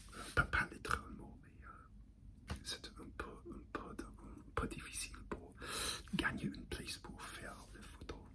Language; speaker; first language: French; non-native, learner; English